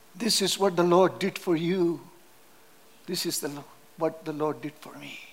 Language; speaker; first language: English; non-native, local second language; Malayalam